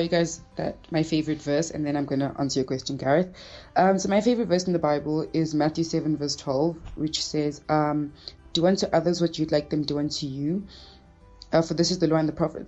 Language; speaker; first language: English; early bilingual, other home language; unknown